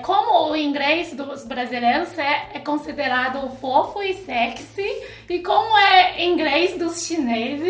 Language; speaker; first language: Portuguese; non-native, fluent; Chinese